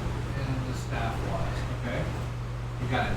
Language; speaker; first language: English; native; English